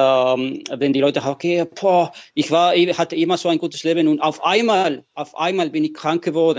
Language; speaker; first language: German; non-native, fluent; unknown